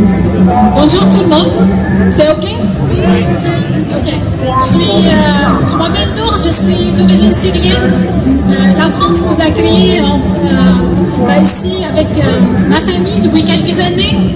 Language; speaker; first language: French; non-native, fluent; Arabic